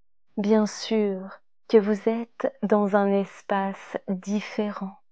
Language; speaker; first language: French; native; French